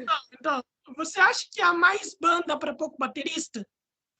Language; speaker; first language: Portuguese; native; Portuguese